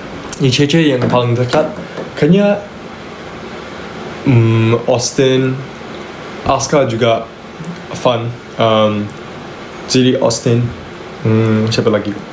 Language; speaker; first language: Indonesian; non-native, local second language; English